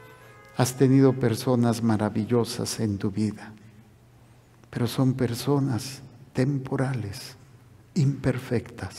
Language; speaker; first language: Spanish; native; Spanish